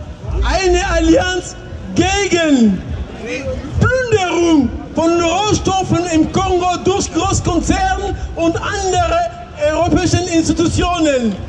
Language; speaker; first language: German; non-native, fluent; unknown